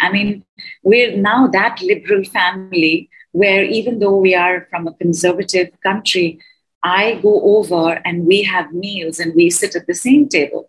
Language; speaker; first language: English; non-native, local second language; Hindi